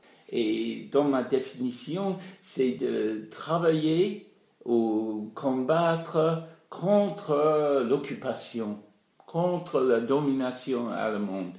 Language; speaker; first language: French; non-native, fluent; English